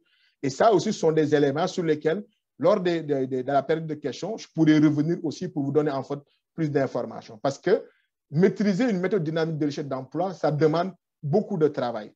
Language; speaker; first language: French; non-native, local second language; Wolof